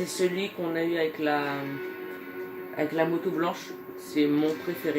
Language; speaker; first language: French; native; French